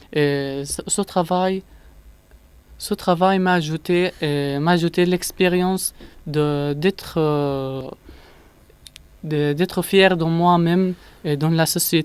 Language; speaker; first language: French; non-native, learner; Arabic